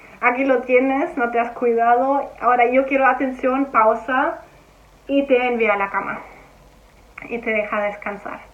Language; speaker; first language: Spanish; non-native, fluent; German